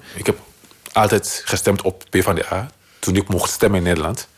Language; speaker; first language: Dutch; non-native, fluent; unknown